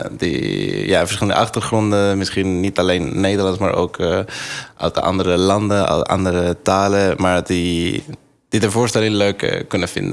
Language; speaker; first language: Dutch; non-native, fluent; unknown